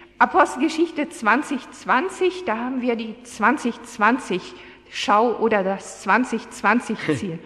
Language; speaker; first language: German; native; German